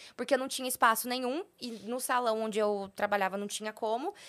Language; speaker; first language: Portuguese; native; Portuguese